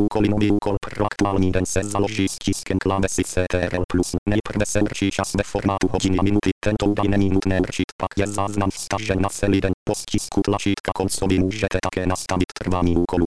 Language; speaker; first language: Czech; native; Czech